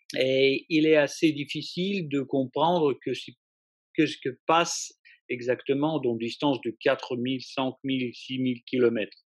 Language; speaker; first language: French; non-native, fluent; Russian